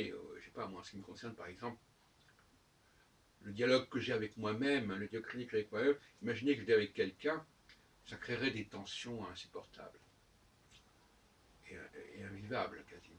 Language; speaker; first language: French; native; French